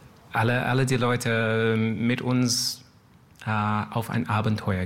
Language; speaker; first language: German; non-native, learner; English